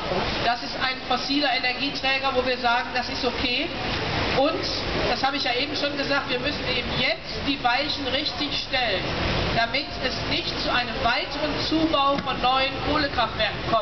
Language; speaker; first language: German; native; German